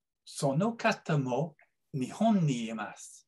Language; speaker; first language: Japanese; non-native, learner; English